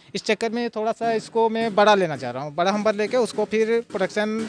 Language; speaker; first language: Hindi; native; Hindi